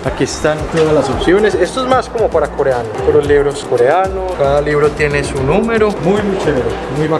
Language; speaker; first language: Spanish; native; Spanish